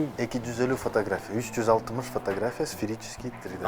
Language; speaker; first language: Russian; non-native, local second language; Kyrgyz